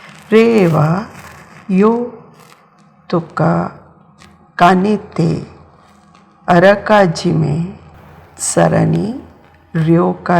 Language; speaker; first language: Japanese; non-native, fluent; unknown